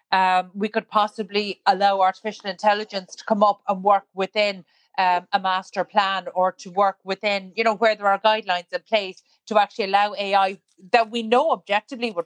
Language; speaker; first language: English; native; English